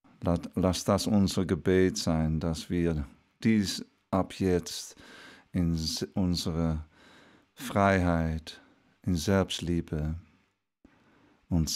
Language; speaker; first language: German; non-native, fluent; Dutch